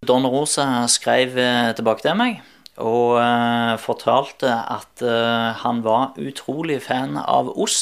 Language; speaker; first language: Norwegian; native; Norwegian